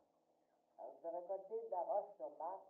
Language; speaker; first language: French; native; French